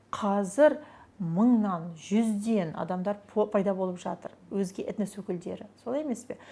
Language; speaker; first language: Kazakh; non-native, local second language; Russian